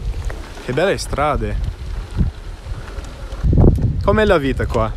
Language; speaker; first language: Italian; non-native, fluent; English